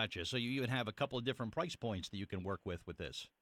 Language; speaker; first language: English; native; English